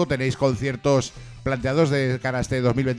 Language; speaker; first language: Spanish; native; Spanish